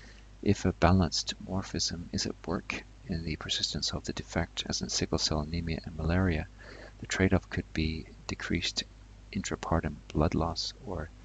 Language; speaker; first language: English; native; English